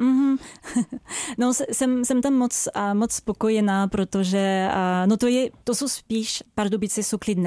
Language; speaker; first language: Czech; non-native, fluent; French